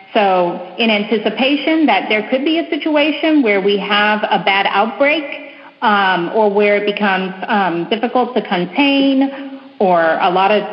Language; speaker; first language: English; early bilingual, other home language; Spanish